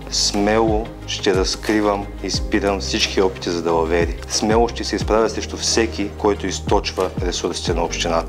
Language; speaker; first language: Bulgarian; native; Bulgarian